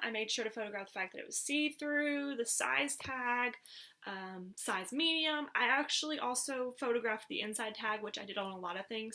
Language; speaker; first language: English; native; English